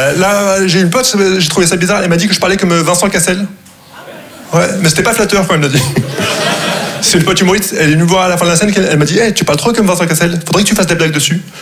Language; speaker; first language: French; non-native, local second language; Arabic